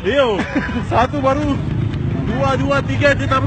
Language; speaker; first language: Indonesian; native; Indonesian